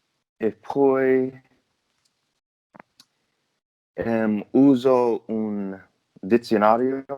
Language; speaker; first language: Italian; non-native, learner; English